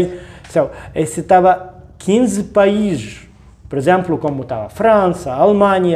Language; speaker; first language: Portuguese; non-native, learner; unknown